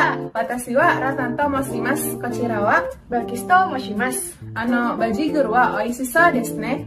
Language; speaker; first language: Japanese; non-native, learner; Indonesian